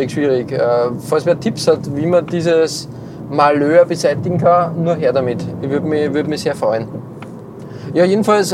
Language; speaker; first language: German; native; German